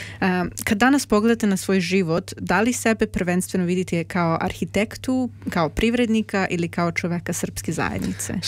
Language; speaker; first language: Croatian; native; Croatian